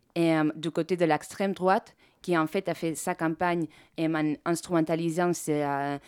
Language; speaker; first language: French; non-native, fluent; Spanish